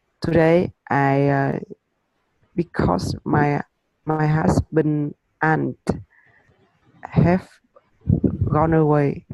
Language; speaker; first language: English; non-native, learner; Vietnamese